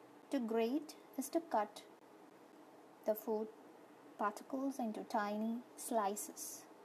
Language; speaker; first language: English; non-native, local second language; Malayalam